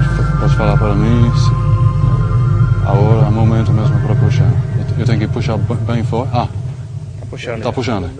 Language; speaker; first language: Portuguese; non-native, learner; English